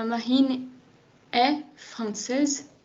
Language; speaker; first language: Portuguese; non-native, learner; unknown